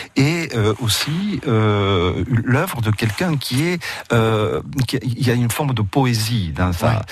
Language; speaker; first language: French; early bilingual, other home language; Catalan